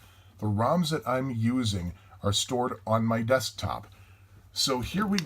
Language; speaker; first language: English; native; English